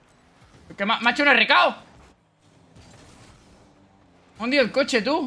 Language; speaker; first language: Spanish; native; Spanish